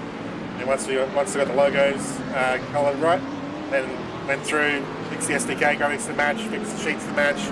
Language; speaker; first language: English; native; English